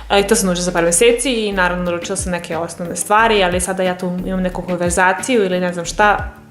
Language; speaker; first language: Serbian; native; Serbian